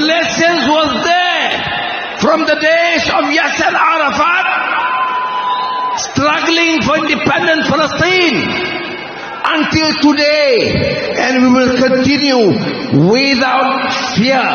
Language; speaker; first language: English; non-native, local second language; Malay